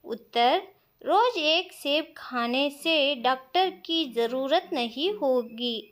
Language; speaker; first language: Hindi; non-native, local second language; Kannada